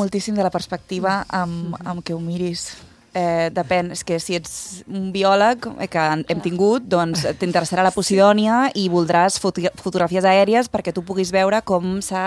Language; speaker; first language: Catalan; native; Catalan